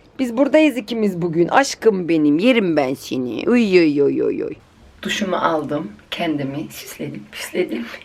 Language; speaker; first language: Turkish; native; Turkish